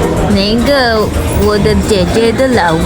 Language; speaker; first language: Chinese; non-native, learner; Filipino